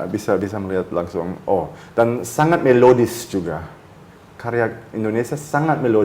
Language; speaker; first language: Indonesian; early bilingual, heritage; German